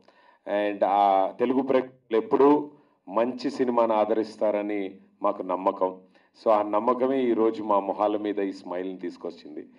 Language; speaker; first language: Telugu; native; Telugu